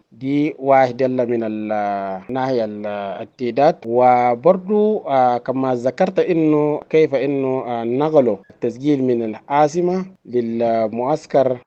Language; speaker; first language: Arabic; native; Arabic